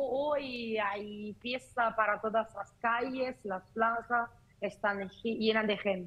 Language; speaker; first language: Spanish; non-native, fluent; Italian